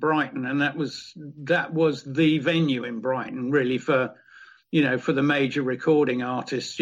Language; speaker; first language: English; native; English